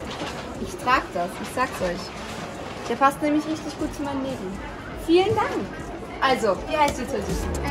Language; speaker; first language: German; native; German